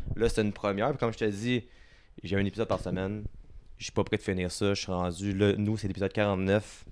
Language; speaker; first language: French; native; French